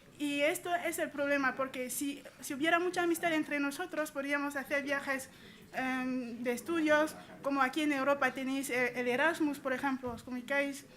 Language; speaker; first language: Spanish; non-native, fluent; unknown